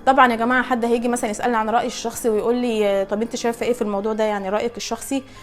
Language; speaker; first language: Egyptian Arabic; native; Egyptian Arabic